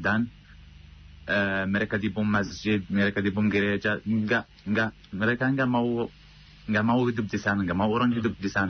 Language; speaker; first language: Indonesian; non-native, fluent; Arabic